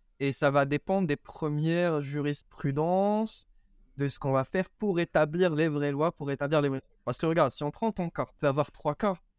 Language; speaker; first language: French; non-native, local second language; Arabic